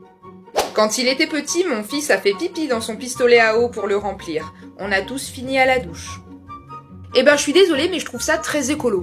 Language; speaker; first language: French; native; French